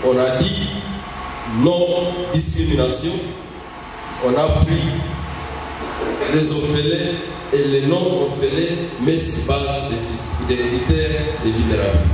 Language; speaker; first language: French; non-native, local second language; Swahili